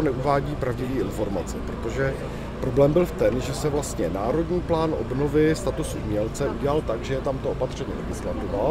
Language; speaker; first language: Czech; native; Czech